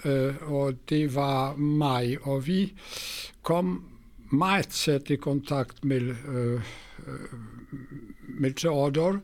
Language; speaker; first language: Swedish; non-native, fluent; Polish